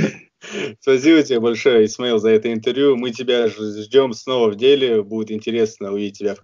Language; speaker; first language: Russian; native; Russian